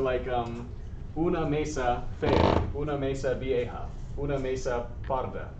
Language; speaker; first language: Spanish; non-native, fluent; English